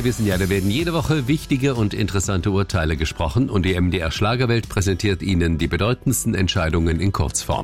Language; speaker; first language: German; native; German